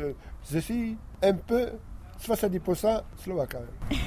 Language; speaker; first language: French; non-native, learner; Slovak